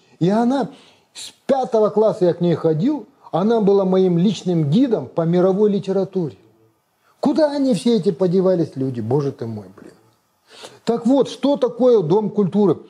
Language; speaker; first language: Russian; non-native, local second language; Kazakh